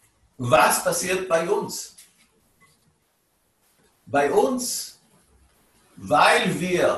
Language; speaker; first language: German; non-native, fluent; Hebrew